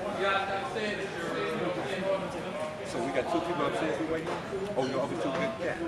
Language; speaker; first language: English; native; English